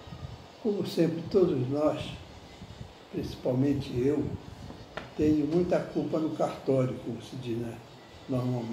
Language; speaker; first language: Portuguese; native; Portuguese